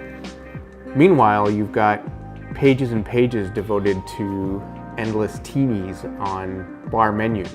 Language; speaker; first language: English; native; English